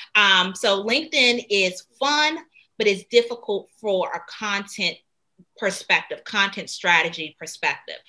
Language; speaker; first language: English; native; English